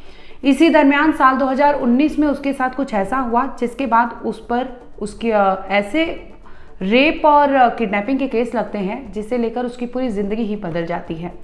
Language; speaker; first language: Hindi; native; Hindi